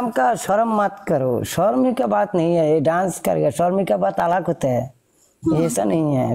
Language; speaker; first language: Hindi; non-native, fluent; Bangla